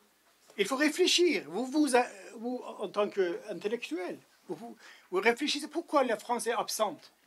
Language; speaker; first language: French; non-native, fluent; Persian